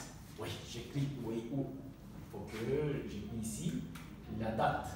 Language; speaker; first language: French; non-native, fluent; Turkish